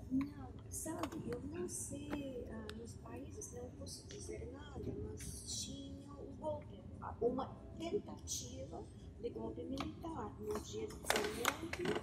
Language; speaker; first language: Portuguese; non-native, fluent; Russian